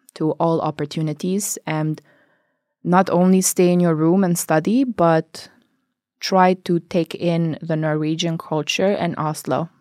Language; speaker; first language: English; non-native, fluent; Albanian